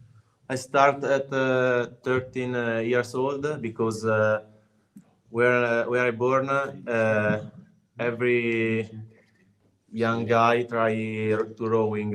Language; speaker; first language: English; non-native, learner; Italian